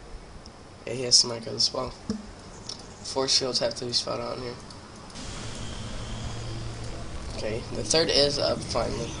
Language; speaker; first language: English; native; English